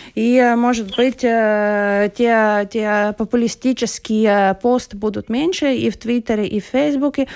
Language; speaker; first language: Russian; non-native, local second language; Latvian